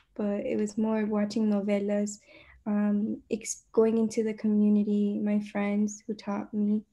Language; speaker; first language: English; native; English